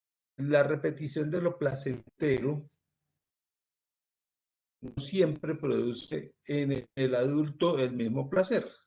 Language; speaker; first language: Spanish; native; Spanish